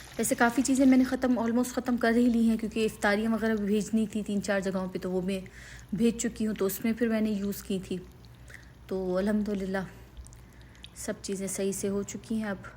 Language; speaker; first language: Urdu; native; Urdu